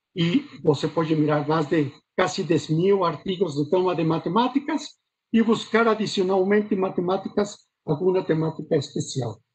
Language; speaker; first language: Portuguese; non-native, learner; Spanish